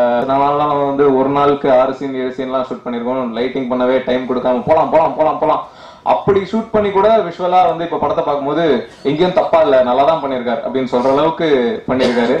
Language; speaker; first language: Tamil; native; Tamil